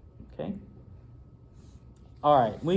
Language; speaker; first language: Spanish; non-native, fluent; English